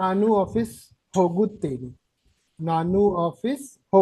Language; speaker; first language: Kannada; non-native, learner; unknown